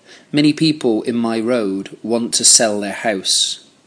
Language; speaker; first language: English; native; English